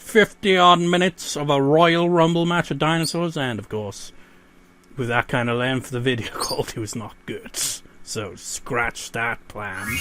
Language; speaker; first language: English; native; English